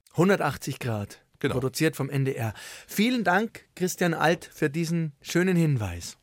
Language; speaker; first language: German; native; German